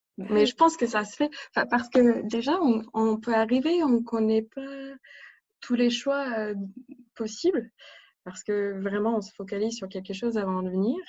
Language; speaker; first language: French; non-native, fluent; English